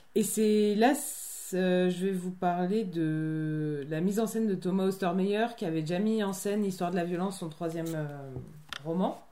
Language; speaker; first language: French; native; French